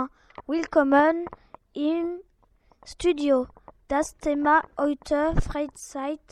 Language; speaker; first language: German; non-native, learner; French